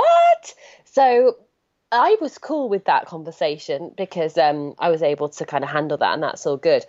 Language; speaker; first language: English; native; English